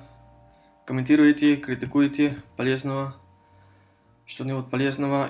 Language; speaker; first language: Russian; non-native, fluent; Spanish